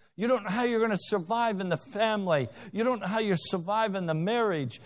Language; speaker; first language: English; native; English